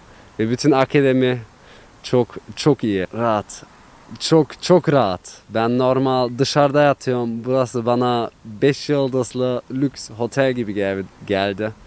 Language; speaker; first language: Turkish; early bilingual, heritage; Turkish